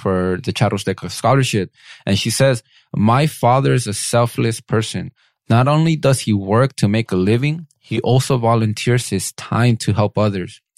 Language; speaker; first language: English; early bilingual, other home language; Spanish